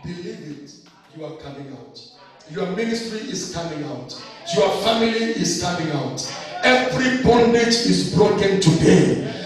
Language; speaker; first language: English; non-native, local second language; Swahili